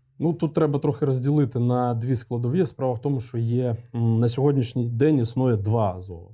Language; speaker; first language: Ukrainian; non-native, local second language; Russian